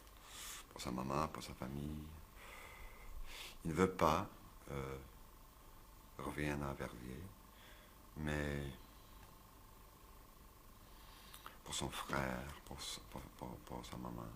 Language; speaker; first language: French; non-native, learner; English